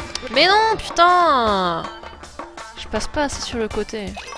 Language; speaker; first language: French; native; French